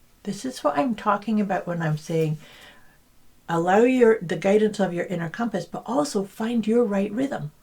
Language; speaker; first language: English; native; English